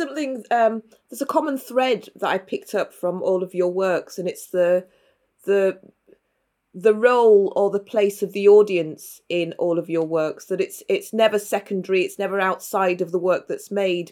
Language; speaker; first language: English; native; English